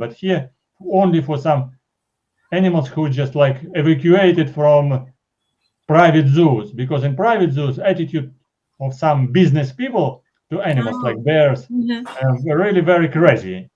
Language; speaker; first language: English; non-native, fluent; Ukrainian